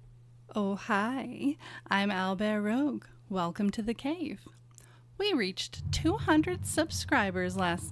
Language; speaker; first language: English; native; English